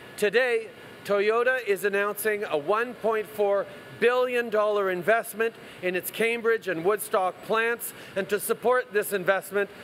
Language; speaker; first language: English; early bilingual, other home language; French